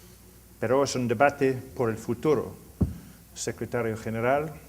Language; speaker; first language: Spanish; non-native, learner; English